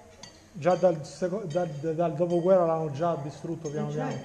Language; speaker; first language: Italian; native; Italian